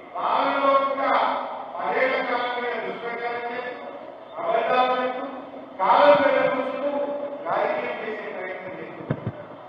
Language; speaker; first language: Telugu; native; Telugu